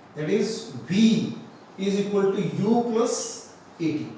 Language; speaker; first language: English; non-native, local second language; Marathi